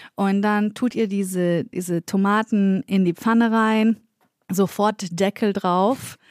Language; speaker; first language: German; early bilingual, other home language; Central Kurdish